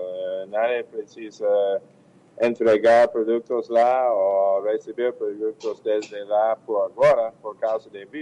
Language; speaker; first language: Portuguese; non-native, learner; English